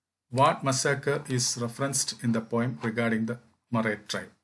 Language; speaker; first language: English; non-native, local second language; Malayalam